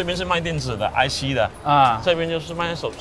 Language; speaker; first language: Chinese; native; Chinese